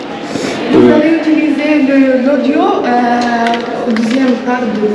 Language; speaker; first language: French; non-native, fluent; Arabic